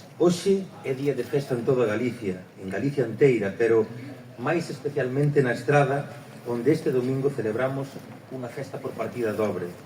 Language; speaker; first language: Galician; native; Galician